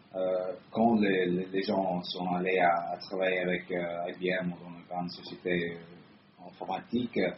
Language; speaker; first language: French; non-native, fluent; Italian